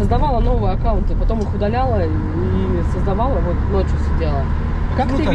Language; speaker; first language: Russian; native; Russian